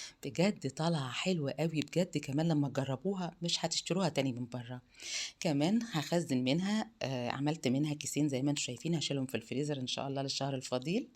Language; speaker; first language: Arabic; native; Arabic